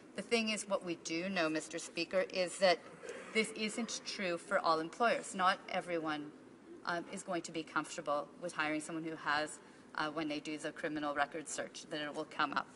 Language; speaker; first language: English; native; English